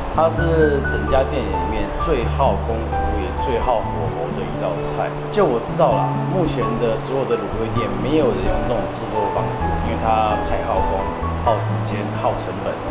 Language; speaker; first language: Chinese; native; Chinese